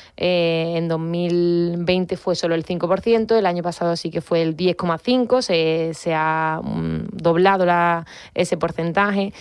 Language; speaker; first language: Spanish; native; Spanish